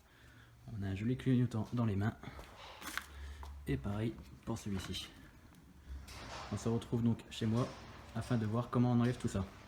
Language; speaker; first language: French; native; French